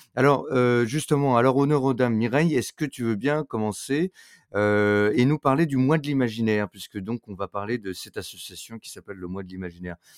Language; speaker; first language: French; native; French